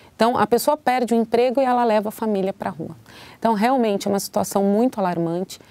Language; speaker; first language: Portuguese; native; Portuguese